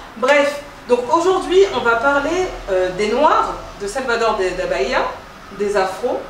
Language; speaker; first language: French; native; French